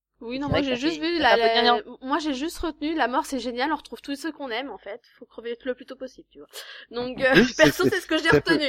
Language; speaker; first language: French; native; French